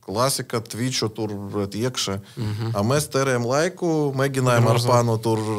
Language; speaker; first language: Latvian; non-native, learner; Russian